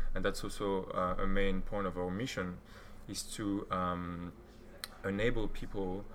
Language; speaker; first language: English; non-native, fluent; French